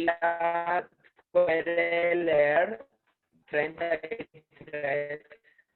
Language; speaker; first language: Spanish; non-native, learner; English